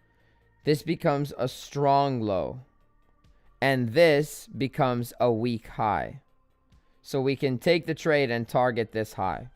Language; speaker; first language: English; native; English